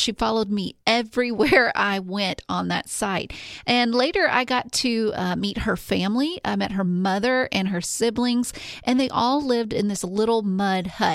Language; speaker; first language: English; native; English